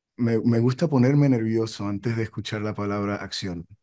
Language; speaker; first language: Spanish; native; Spanish